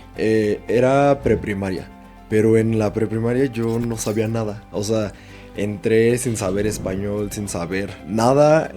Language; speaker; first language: Spanish; early bilingual, other home language; Cantonese